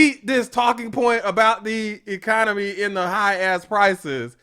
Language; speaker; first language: English; native; English